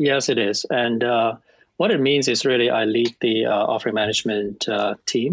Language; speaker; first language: English; non-native, local second language; Cantonese